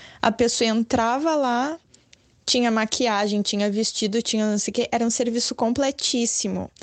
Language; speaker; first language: Portuguese; native; Portuguese